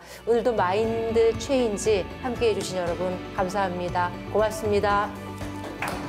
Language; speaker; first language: Korean; native; Korean